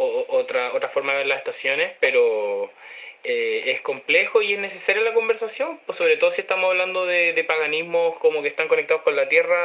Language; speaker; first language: Spanish; native; Spanish